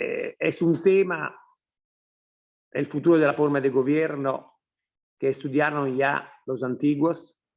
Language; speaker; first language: Spanish; non-native, fluent; Italian